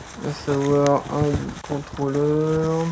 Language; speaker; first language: French; native; French